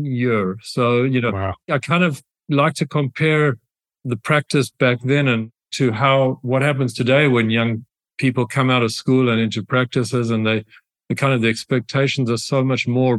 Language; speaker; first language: English; native; English